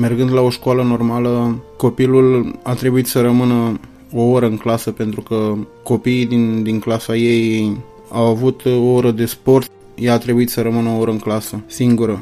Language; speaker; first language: Romanian; native; Romanian